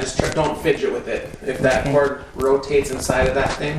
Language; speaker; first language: English; native; English